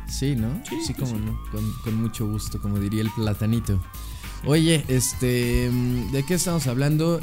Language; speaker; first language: Spanish; native; Spanish